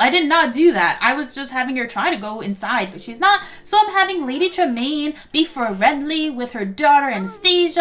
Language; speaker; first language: English; native; English